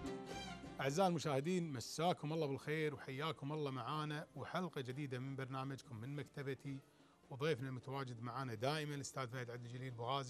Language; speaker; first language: Arabic; native; Arabic